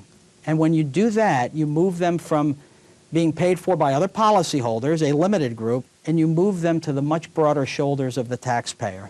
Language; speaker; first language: English; native; English